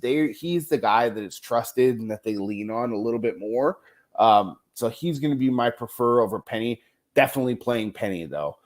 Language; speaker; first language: English; native; English